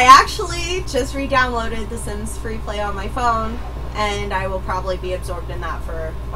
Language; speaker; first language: English; native; English